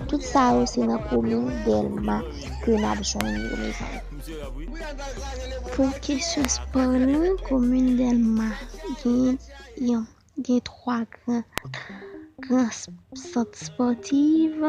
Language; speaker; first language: French; non-native, learner; Haitian Creole